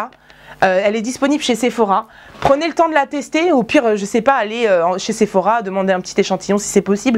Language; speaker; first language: French; native; French